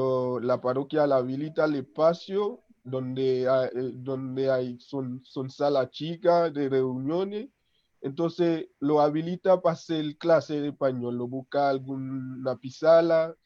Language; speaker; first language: Spanish; non-native, local second language; Haitian Creole